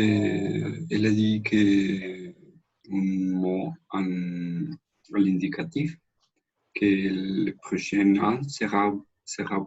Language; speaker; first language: French; non-native, learner; Spanish